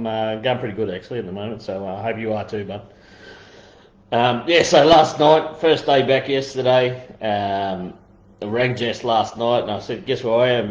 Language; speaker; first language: English; native; English